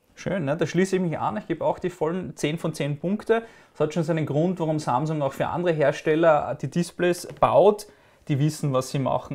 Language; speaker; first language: German; native; German